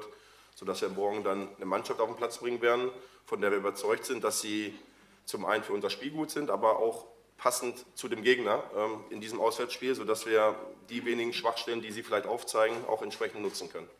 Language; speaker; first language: German; native; German